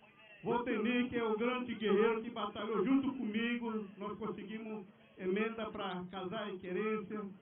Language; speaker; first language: Portuguese; non-native, local second language; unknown